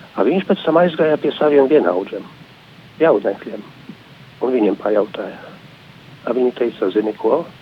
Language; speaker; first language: Latvian; non-native, fluent; Polish